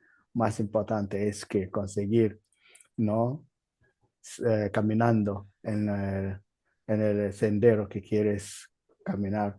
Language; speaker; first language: Spanish; non-native, learner; Igbo